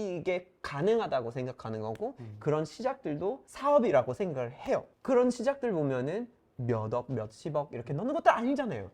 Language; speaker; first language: Korean; non-native, fluent; English